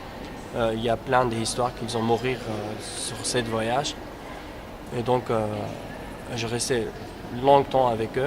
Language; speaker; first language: French; non-native, learner; Kurdish